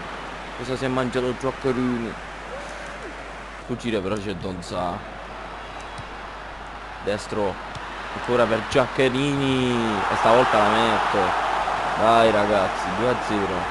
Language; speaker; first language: Italian; native; Italian